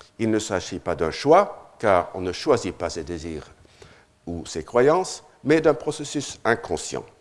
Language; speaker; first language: French; non-native, fluent; Norwegian